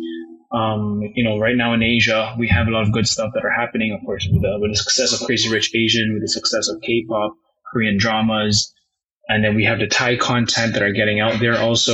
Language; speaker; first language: English; non-native, local second language; Cantonese